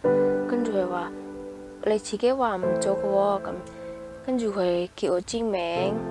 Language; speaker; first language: Cantonese; non-native, fluent; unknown